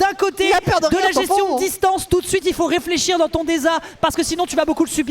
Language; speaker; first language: French; native; French